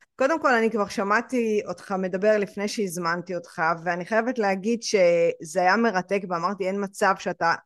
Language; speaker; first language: Hebrew; native; Hebrew